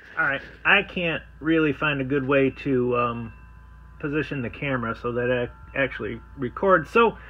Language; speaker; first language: English; native; English